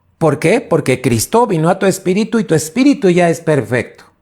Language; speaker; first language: Spanish; native; Spanish